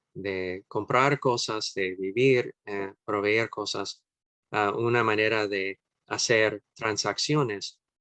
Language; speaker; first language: Spanish; non-native, fluent; English